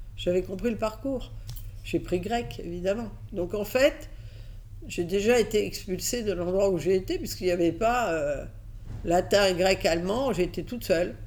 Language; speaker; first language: French; early bilingual, other home language; Catalan